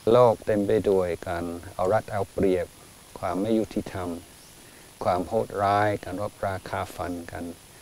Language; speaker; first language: Thai; non-native, fluent; English